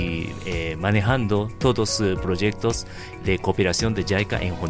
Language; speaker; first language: Spanish; non-native, fluent; Japanese